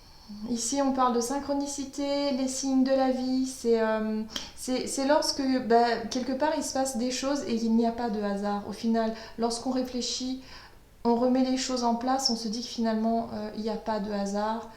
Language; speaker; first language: French; native; French